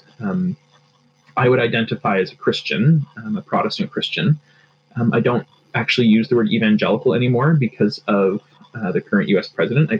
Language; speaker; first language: English; native; English